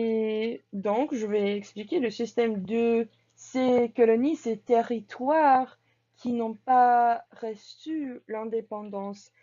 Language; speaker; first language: French; non-native, learner; English